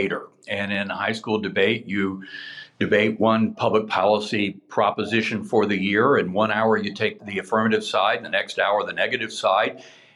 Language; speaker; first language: English; native; English